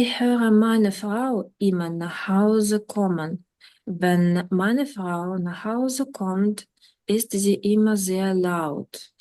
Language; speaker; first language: German; non-native, fluent; Ukrainian